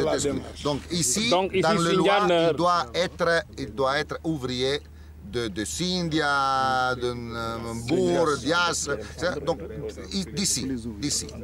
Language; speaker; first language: French; non-native, fluent; Italian